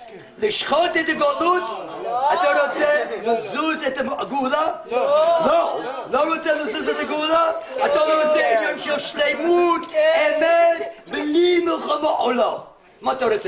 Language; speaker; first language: Hebrew; non-native, fluent; English